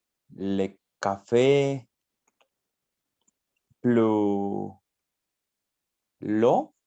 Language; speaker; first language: French; non-native, learner; Spanish